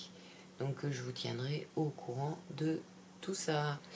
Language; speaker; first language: French; native; French